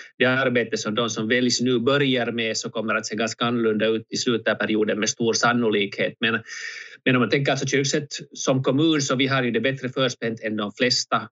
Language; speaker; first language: Swedish; native; Swedish